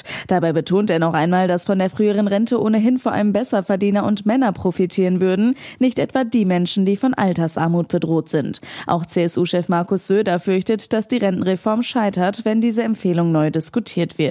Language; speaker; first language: German; native; German